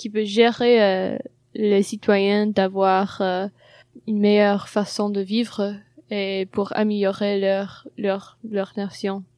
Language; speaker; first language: French; non-native, fluent; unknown